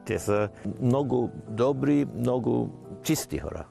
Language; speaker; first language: Bulgarian; non-native, learner; English